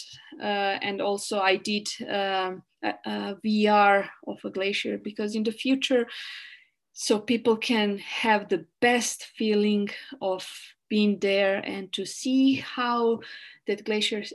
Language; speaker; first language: English; non-native, learner; Bosnian